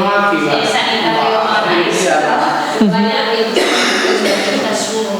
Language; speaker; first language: Basque; non-native, learner; Spanish